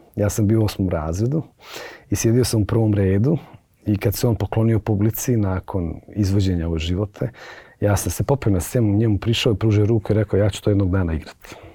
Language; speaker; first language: Bosnian; native; Bosnian